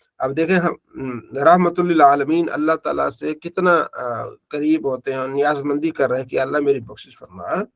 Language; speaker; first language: Urdu; native; Urdu